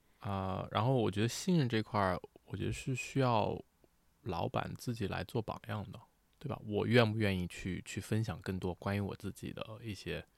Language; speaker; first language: Chinese; early bilingual, heritage; Chinese